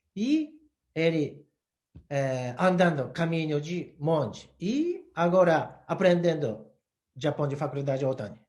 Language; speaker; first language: Portuguese; non-native, learner; Japanese